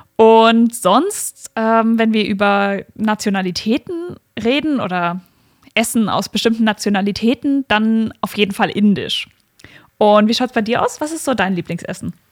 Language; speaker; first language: German; native; German